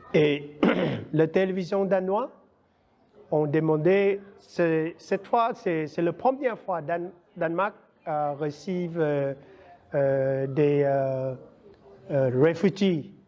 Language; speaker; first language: French; non-native, learner; Vietnamese